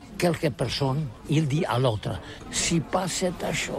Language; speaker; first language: French; non-native, learner; Catalan